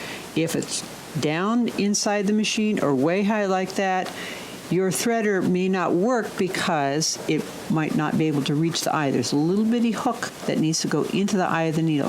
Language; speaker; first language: English; native; English